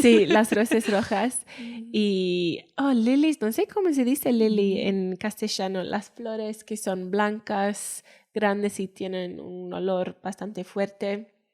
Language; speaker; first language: Spanish; non-native, fluent; Welsh